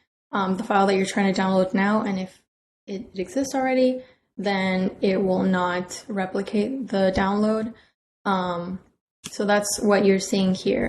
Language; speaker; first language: English; native; English